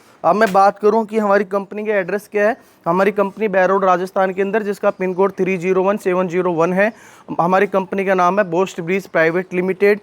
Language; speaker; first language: Hindi; native; Hindi